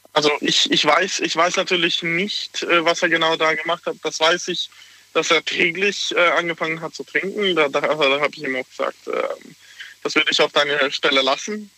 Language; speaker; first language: German; non-native, fluent; Hungarian